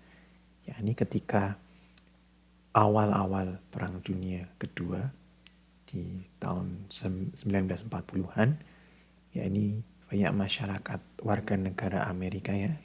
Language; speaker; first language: Indonesian; native; Indonesian